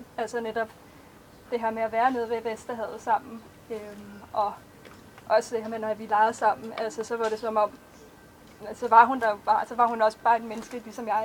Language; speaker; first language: Danish; native; Danish